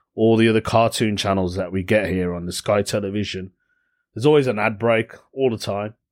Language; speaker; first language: English; native; English